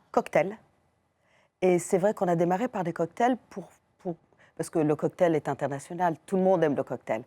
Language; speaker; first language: French; non-native, fluent; Persian